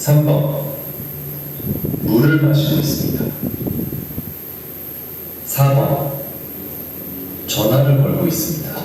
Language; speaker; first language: Korean; non-native, learner; Filipino